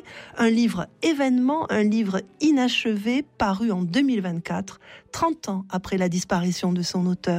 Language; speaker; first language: French; native; French